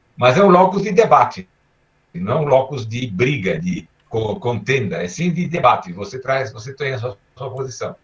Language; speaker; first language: Portuguese; early bilingual, other home language; Armenian